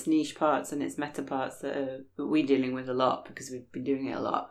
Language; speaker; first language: English; native; English